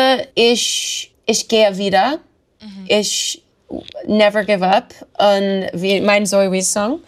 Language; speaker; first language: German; non-native, learner; English